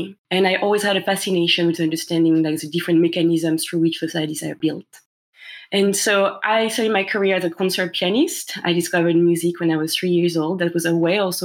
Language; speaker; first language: English; non-native, fluent; French